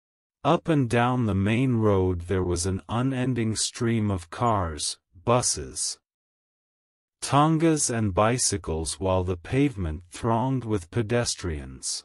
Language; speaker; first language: English; non-native, local second language; Urdu